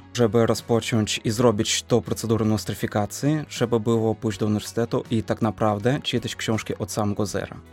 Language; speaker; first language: Polish; non-native, fluent; Russian